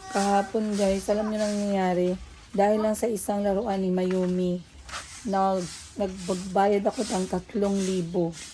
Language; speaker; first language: Filipino; non-native, local second language; Cebuano